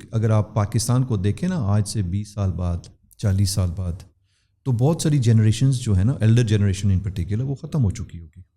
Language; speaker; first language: Urdu; non-native, local second language; Pahari-Potwari